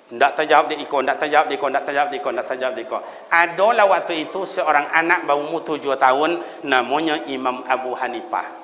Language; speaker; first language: Malay; native; Malay